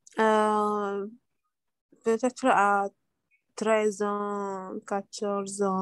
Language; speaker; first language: French; non-native, learner; Arabic